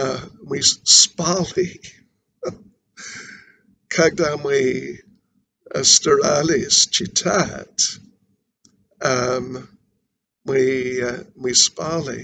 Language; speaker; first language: Russian; non-native, learner; English